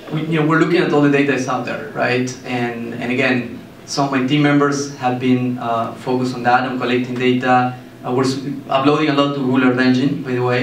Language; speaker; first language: English; non-native, fluent; Spanish